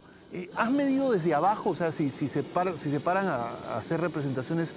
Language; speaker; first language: Spanish; native; Spanish